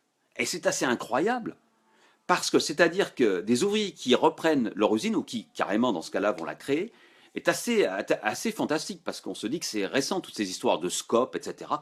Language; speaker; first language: French; native; French